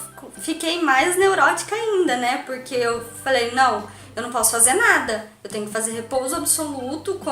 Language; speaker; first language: Portuguese; native; Portuguese